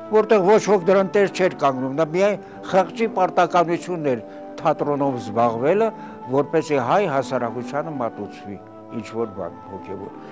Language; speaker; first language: Armenian; early bilingual, heritage; Armenian